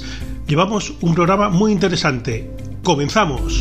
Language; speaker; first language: Spanish; native; Spanish